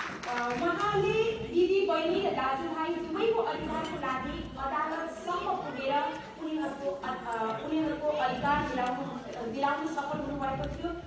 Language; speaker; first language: Nepali; early bilingual, heritage; Nepali